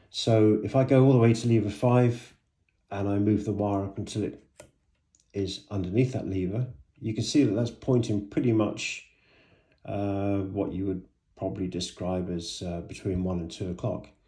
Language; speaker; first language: English; native; English